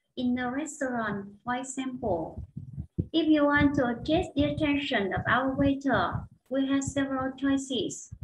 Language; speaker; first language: English; non-native, fluent; Vietnamese